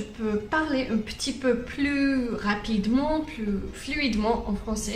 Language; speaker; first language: French; non-native, learner; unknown